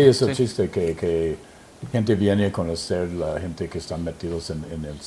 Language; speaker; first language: Spanish; non-native, fluent; English